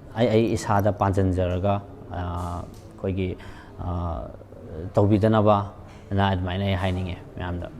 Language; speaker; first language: Manipuri; native; Manipuri